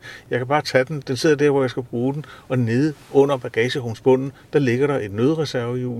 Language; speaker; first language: Danish; native; Danish